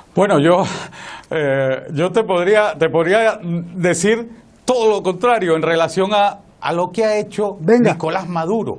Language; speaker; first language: Spanish; native; Spanish